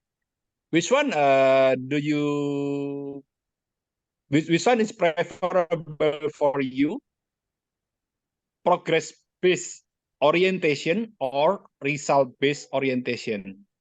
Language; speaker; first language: English; non-native, learner; Indonesian